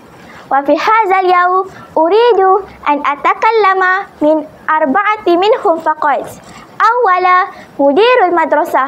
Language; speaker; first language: Arabic; non-native, learner; Malay